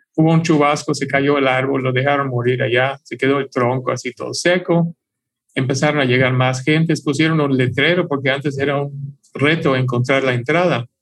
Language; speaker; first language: Spanish; non-native, fluent; English